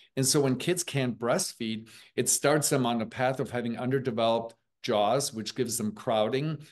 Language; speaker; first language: English; early bilingual, other home language; German